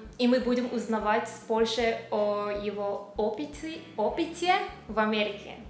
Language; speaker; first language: Russian; non-native, learner; English